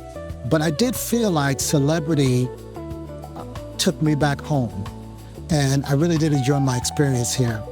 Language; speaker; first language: English; native; English